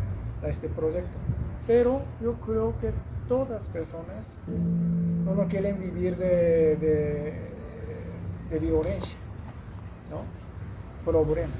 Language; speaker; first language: Spanish; non-native, learner; Japanese